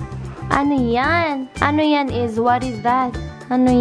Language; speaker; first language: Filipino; early bilingual, heritage; Filipino